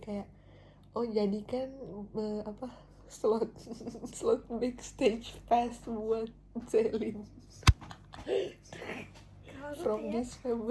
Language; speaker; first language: English; non-native, local second language; Indonesian